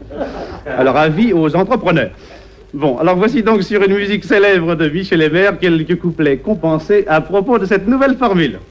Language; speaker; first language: French; native; French